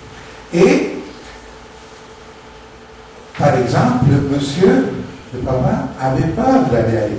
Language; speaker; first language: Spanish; non-native, learner; Italian